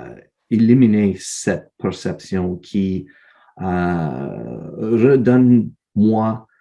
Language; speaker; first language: French; non-native, learner; English